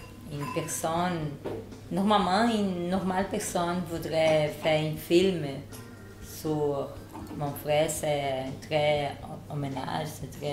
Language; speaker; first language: French; non-native, learner; Portuguese